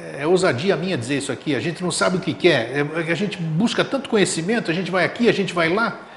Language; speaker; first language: Portuguese; non-native, fluent; Greek